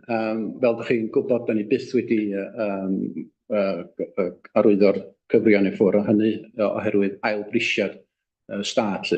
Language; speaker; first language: Welsh; native; Welsh